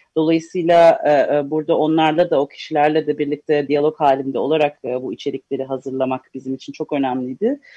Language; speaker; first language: Turkish; early bilingual, heritage; Turkish